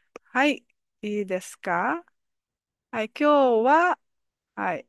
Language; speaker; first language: Japanese; non-native, fluent; Filipino